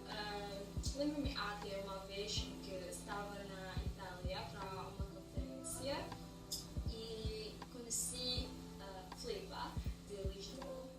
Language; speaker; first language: Portuguese; non-native, learner; English